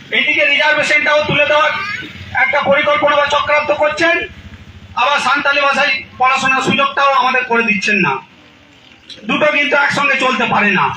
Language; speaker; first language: Bangla; non-native, local second language; Santali